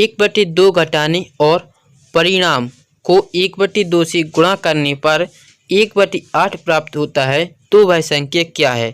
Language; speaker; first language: Hindi; native; Hindi